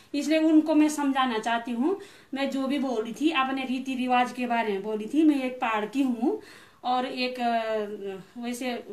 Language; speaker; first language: Hindi; non-native, local second language; Garhwali